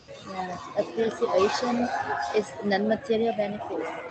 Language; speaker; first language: English; non-native, learner; Vietnamese